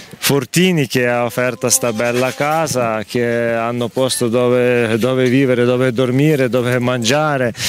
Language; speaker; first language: Italian; non-native, learner; Ukrainian